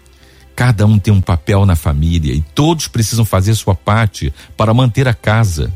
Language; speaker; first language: Portuguese; native; Portuguese